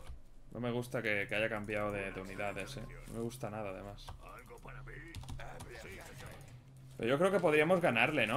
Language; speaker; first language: Spanish; native; Spanish